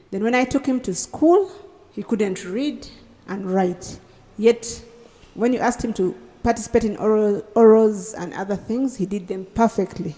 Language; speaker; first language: English; non-native, local second language; Acoli